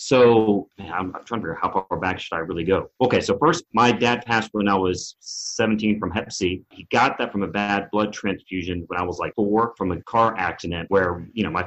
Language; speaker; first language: English; native; English